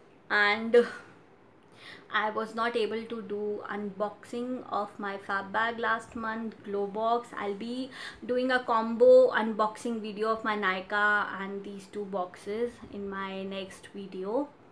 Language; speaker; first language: English; non-native, local second language; Hindi